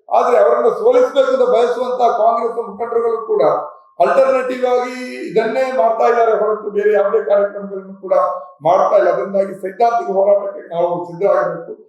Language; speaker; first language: Kannada; non-native, local second language; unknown